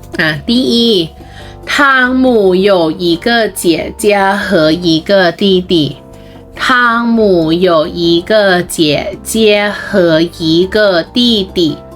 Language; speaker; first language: Chinese; non-native, fluent; Thai